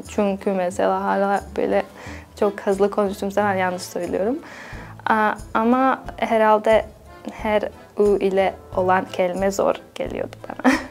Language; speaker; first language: Turkish; non-native, fluent; Bosnian